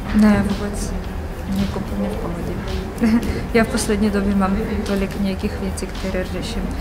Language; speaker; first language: Czech; non-native, fluent; Russian